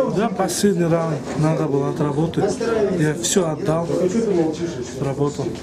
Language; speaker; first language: Russian; non-native, learner; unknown